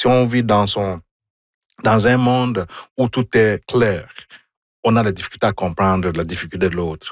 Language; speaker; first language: French; non-native, fluent; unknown